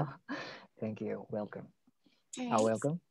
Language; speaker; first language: English; non-native, learner; Korean